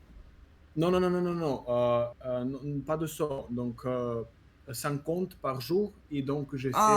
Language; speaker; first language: French; non-native, learner; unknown